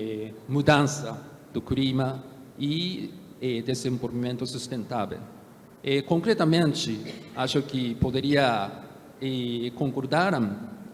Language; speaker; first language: Portuguese; non-native, fluent; Japanese